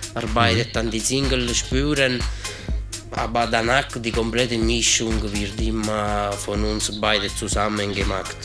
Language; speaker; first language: German; non-native, learner; Italian